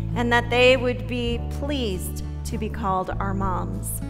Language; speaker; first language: English; native; English